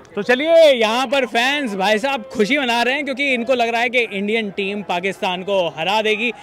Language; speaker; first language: Hindi; native; Hindi